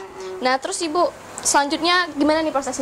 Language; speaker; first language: Indonesian; native; Indonesian